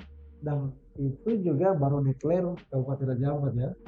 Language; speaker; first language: Indonesian; native; Indonesian